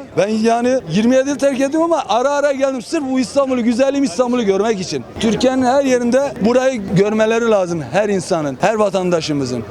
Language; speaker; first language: Turkish; native; Turkish